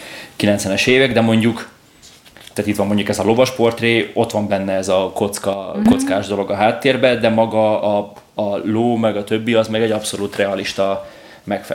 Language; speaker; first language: Hungarian; native; Hungarian